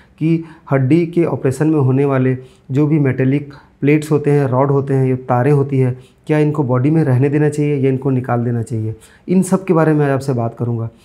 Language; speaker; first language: Hindi; native; Hindi